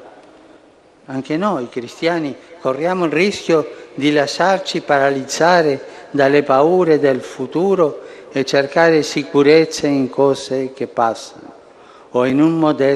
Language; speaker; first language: Italian; non-native, fluent; Spanish